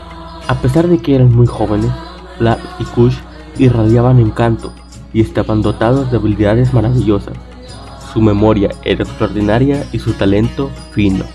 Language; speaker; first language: Spanish; native; Spanish